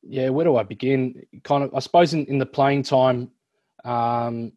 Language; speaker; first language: English; native; English